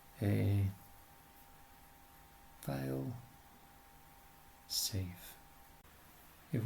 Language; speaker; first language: French; non-native, fluent; English